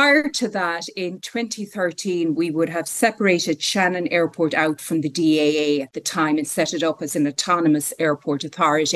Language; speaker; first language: English; native; English